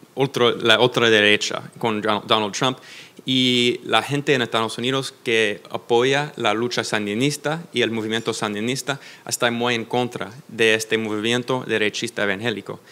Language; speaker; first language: Spanish; non-native, fluent; English